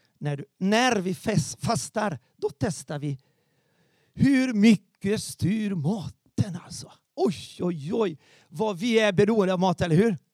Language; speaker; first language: Swedish; non-native, fluent; Portuguese